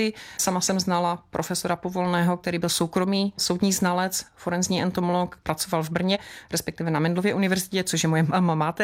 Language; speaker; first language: Czech; native; Czech